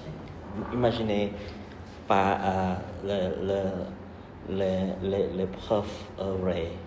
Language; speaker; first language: French; non-native, learner; Khmer